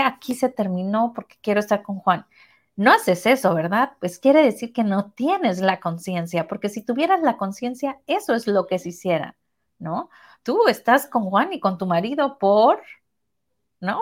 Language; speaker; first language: Spanish; native; Spanish